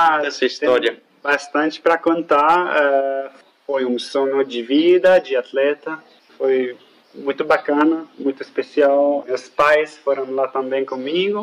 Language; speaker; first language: Portuguese; non-native, fluent; French